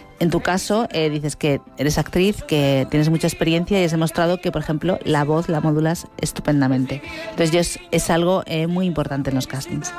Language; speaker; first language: Spanish; native; Spanish